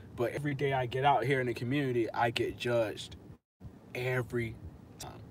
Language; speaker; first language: English; native; English